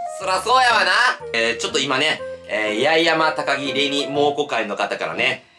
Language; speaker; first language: Japanese; native; Japanese